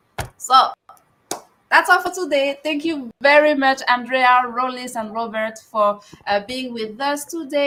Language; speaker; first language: English; non-native, fluent; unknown